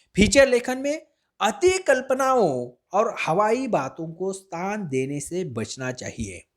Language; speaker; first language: Hindi; non-native, local second language; Marathi